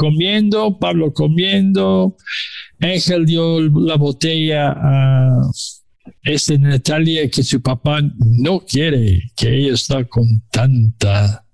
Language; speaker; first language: Spanish; non-native, learner; English